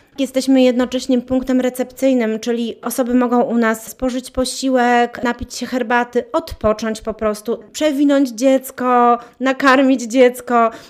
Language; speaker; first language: Polish; native; Polish